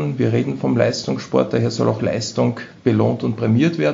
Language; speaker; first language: German; native; German